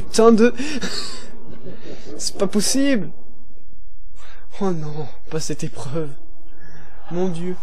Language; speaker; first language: French; native; French